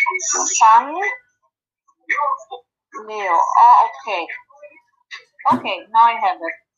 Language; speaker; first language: English; non-native, fluent; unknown